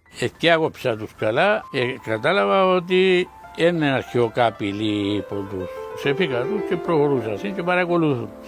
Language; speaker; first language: Greek; native; Greek